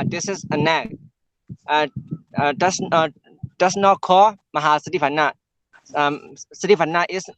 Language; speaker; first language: English; non-native, learner; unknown